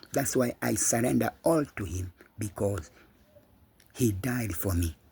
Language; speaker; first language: English; non-native, local second language; Swahili